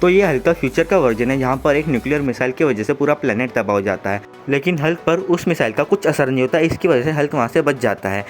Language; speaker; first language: Hindi; native; Hindi